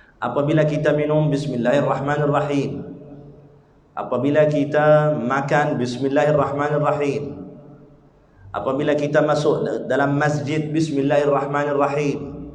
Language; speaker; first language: Malay; non-native, fluent; Arabic